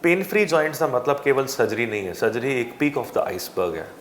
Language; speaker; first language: Hindi; non-native, local second language; Punjabi